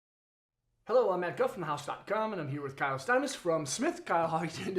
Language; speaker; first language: English; native; English